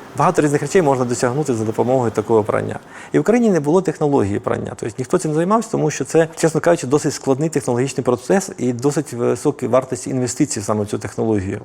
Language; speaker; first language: Ukrainian; native; Ukrainian